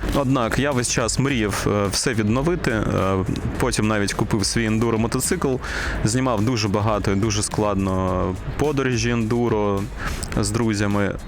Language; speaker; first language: Ukrainian; non-native, local second language; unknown